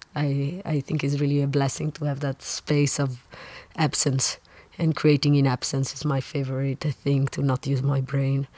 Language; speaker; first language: English; non-native, fluent; Italian